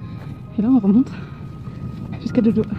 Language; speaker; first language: French; native; French